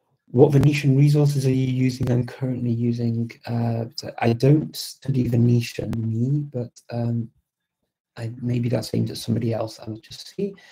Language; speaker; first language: English; native; English